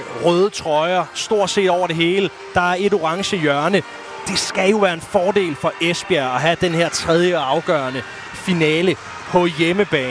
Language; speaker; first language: Danish; native; Danish